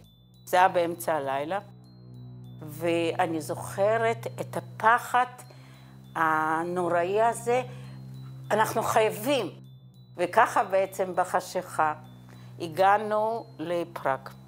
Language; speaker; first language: Hebrew; non-native, fluent; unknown